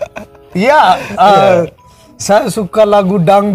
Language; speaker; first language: Indonesian; non-native, learner; Hindi